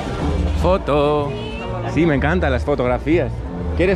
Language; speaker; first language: Spanish; non-native, learner; Greek